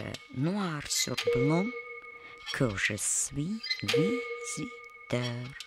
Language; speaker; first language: French; non-native, learner; Russian